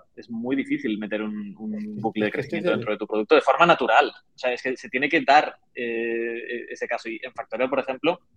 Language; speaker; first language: Spanish; native; Spanish